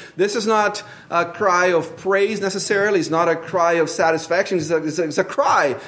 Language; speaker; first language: English; non-native, fluent; Portuguese